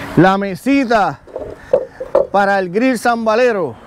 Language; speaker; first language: Spanish; native; Spanish